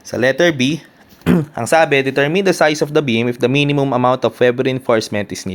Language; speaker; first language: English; non-native, local second language; Filipino